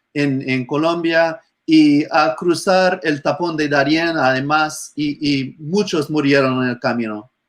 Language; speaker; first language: Spanish; non-native, fluent; English